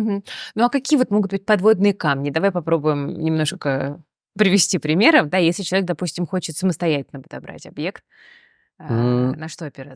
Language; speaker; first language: Russian; native; Russian